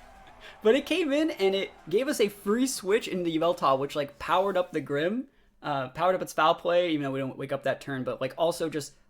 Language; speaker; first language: English; native; English